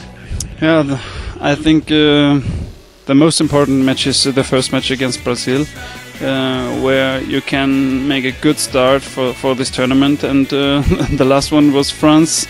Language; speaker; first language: English; non-native, learner; Serbian